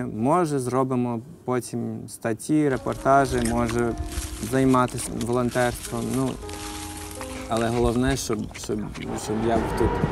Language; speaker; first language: Ukrainian; non-native, fluent; English